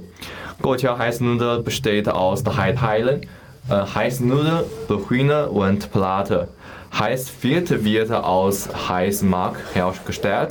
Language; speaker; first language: German; non-native, learner; Chinese